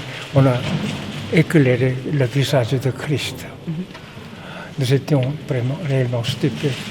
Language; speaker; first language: French; non-native, fluent; Korean